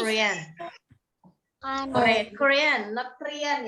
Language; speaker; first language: English; non-native, learner; Indonesian